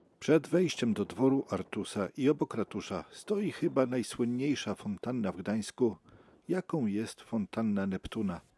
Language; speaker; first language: Polish; native; Polish